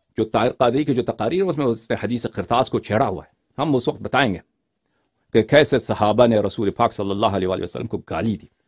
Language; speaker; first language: Urdu; non-native, fluent; Persian